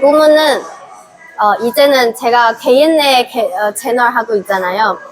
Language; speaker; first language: Korean; non-native, fluent; Chinese